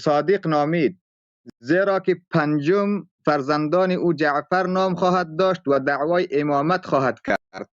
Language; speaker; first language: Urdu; non-native, fluent; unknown